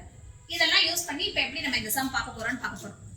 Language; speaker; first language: Tamil; native; Tamil